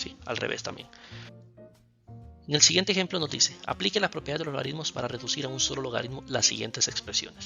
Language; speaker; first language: Spanish; native; Spanish